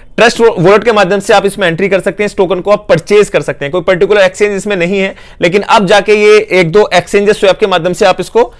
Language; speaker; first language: Hindi; native; Hindi